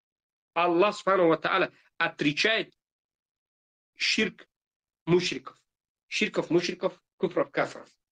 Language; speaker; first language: Russian; non-native, fluent; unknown